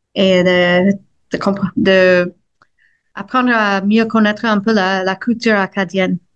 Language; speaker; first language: French; non-native, fluent; English